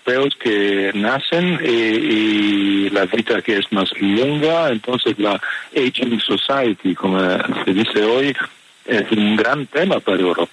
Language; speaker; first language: Spanish; non-native, fluent; Italian